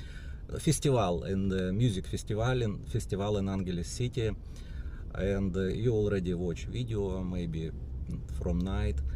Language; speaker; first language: English; non-native, learner; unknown